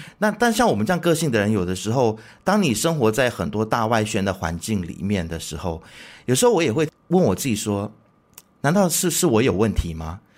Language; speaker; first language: Chinese; native; Chinese